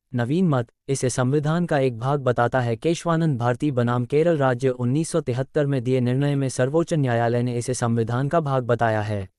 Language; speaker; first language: Hindi; native; Hindi